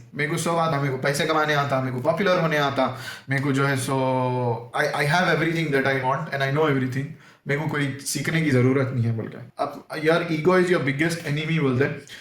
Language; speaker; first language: Urdu; native; Urdu